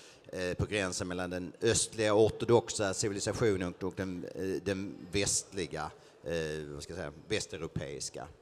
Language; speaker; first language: Swedish; native; Swedish